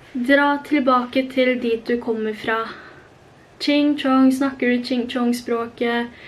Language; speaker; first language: Norwegian; early bilingual, other home language; Korean